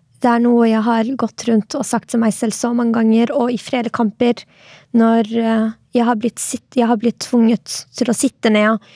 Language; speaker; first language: Norwegian; early bilingual, other home language; Arabic